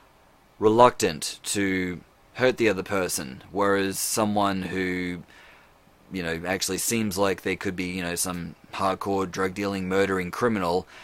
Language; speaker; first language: English; native; English